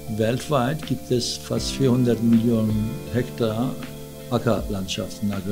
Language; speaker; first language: German; non-native, fluent; Turkish